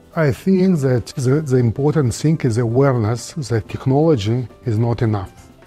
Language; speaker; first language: English; non-native, fluent; Russian